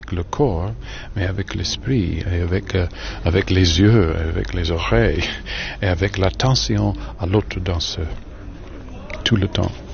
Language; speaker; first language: French; non-native, fluent; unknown